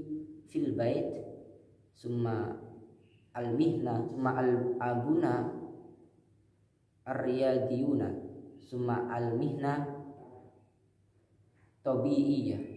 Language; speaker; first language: Arabic; non-native, learner; Indonesian